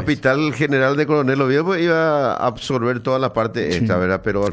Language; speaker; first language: Spanish; native; Spanish